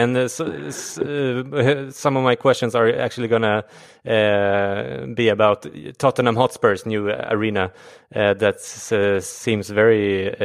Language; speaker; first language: English; non-native, fluent; Swedish